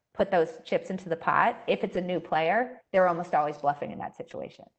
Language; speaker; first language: English; native; English